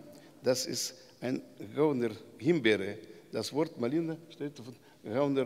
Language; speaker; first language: German; non-native, learner; Russian